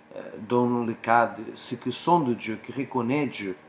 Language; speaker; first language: French; non-native, fluent; Portuguese